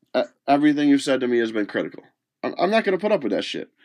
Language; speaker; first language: English; early bilingual, other home language; Spanish